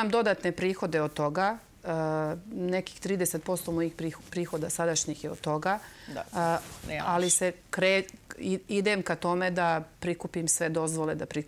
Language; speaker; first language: Serbian; native; Serbian